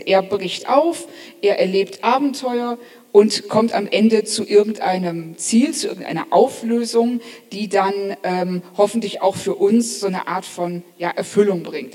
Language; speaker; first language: German; native; German